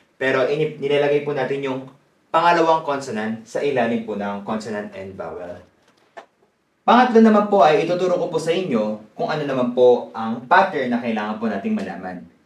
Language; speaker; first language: Filipino; non-native, fluent; Korean